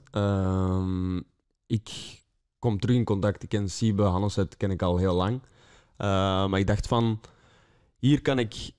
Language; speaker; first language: Dutch; native; Dutch